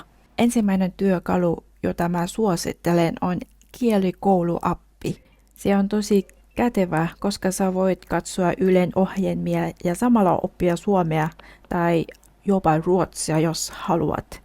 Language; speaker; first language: Finnish; non-native, fluent; Vietnamese